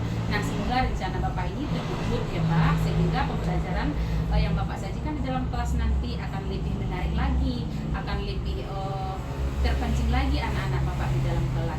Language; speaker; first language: Indonesian; native; Indonesian